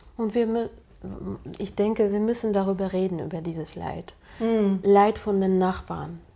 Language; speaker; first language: German; non-native, fluent; Russian